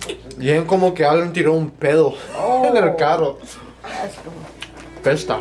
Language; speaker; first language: Spanish; early bilingual, heritage; Spanish